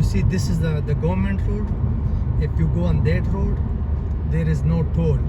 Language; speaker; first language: English; non-native, local second language; Hindi